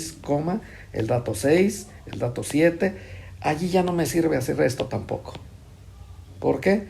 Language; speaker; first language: Spanish; native; Spanish